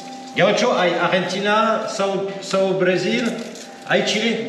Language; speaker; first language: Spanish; non-native, learner; French